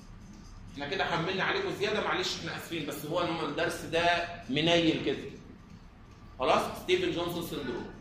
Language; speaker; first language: Arabic; native; Arabic